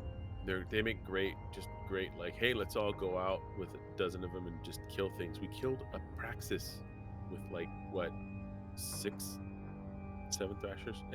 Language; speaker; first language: English; native; English